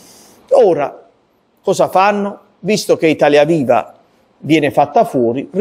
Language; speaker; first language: Italian; native; Italian